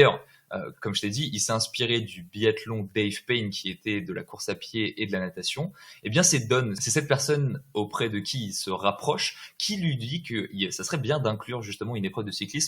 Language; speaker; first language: French; native; French